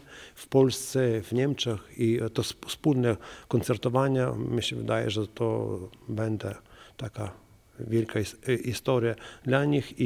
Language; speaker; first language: Polish; non-native, learner; Ukrainian